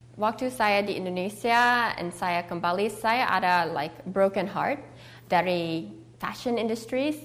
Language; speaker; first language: Indonesian; early bilingual, heritage; English